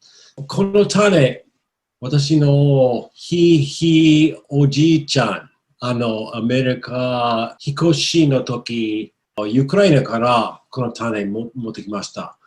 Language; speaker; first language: Japanese; non-native, learner; English